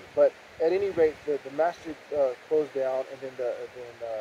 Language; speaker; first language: English; native; English